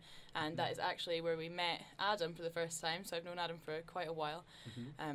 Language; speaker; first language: English; native; English